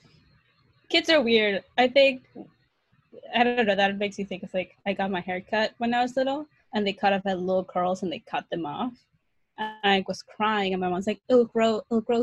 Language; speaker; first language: English; non-native, fluent; Spanish